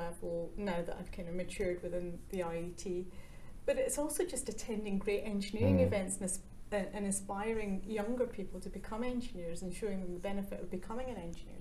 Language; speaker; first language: English; native; English